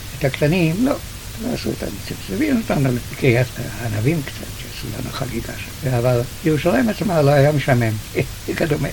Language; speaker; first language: Hebrew; early bilingual, other home language; Yiddish